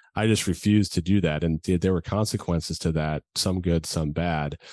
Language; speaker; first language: English; native; English